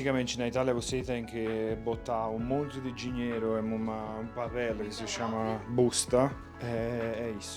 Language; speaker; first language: Portuguese; non-native, fluent; Italian